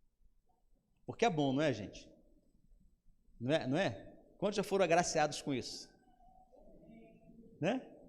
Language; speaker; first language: Portuguese; native; Portuguese